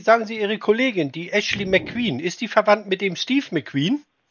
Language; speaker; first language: German; native; German